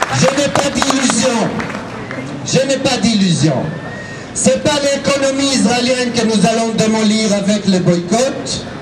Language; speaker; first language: French; non-native, fluent; Hebrew